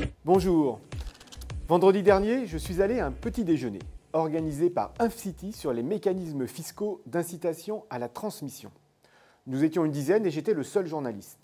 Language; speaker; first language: French; native; French